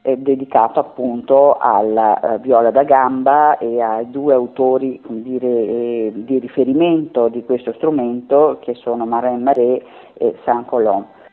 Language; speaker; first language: Italian; native; Italian